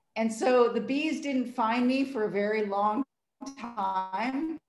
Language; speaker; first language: English; native; English